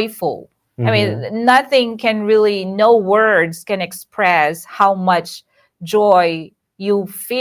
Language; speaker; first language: English; non-native, local second language; Iloko